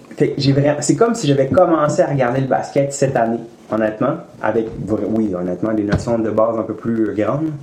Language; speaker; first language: French; native; French